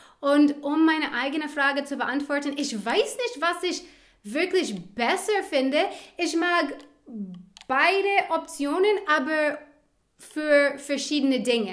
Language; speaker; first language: German; non-native, fluent; English